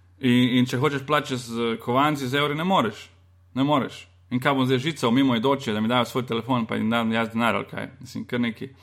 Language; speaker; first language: Slovenian; native; Slovenian